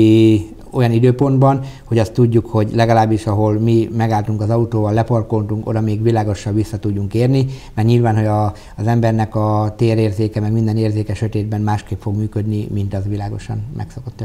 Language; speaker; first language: Hungarian; native; Hungarian